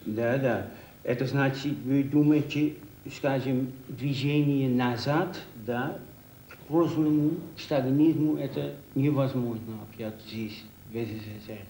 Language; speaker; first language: Russian; non-native, fluent; Dutch